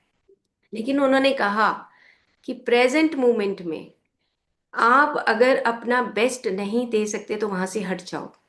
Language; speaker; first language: Hindi; native; Hindi